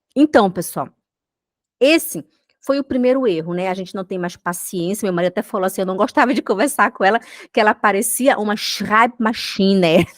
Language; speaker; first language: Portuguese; native; Portuguese